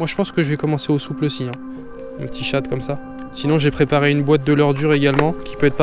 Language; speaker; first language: French; native; French